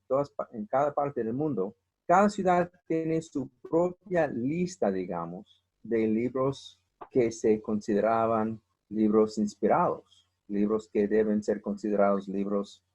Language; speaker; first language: Spanish; non-native, fluent; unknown